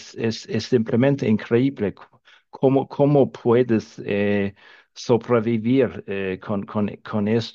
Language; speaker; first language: Spanish; non-native, fluent; Danish